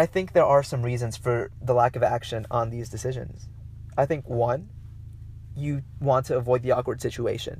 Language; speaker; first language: English; non-native, fluent; Spanish